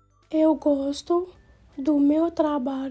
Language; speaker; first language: Portuguese; non-native, learner; Haitian Creole